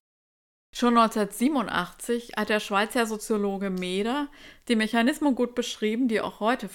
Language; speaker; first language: German; native; German